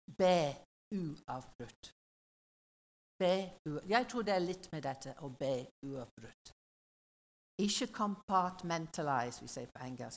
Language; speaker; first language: Norwegian; non-native, learner; English